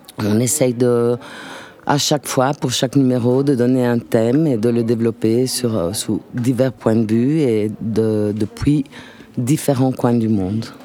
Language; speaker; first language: French; non-native, fluent; Italian